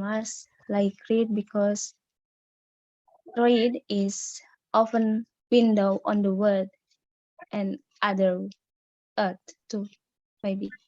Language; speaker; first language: English; non-native, learner; Indonesian